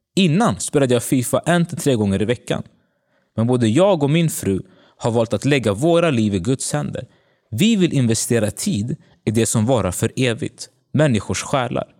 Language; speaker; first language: Swedish; early bilingual, other home language; Tigrinya